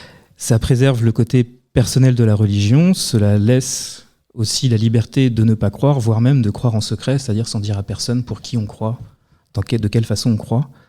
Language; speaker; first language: French; native; French